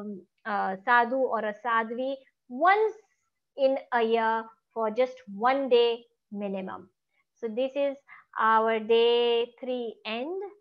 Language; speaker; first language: English; non-native, local second language; Gujarati